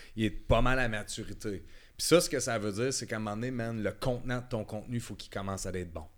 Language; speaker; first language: French; native; French